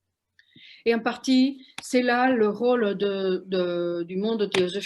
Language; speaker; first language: French; non-native, fluent; Spanish